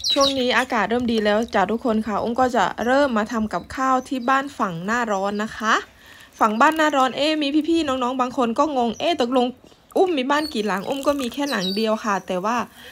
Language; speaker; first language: Thai; native; Thai